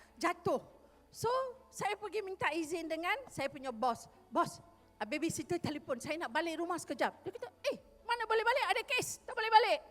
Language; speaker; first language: Malay; non-native, local second language; Tamil